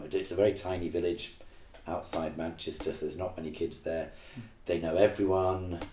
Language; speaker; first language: English; native; English